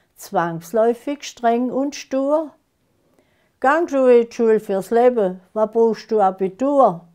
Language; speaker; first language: German; non-native, local second language; Swiss German